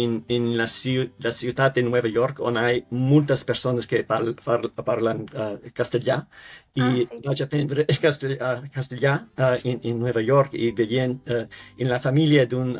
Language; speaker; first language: Spanish; non-native, fluent; English